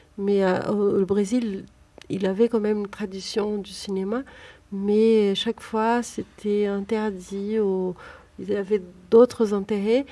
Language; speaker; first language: French; non-native, fluent; Portuguese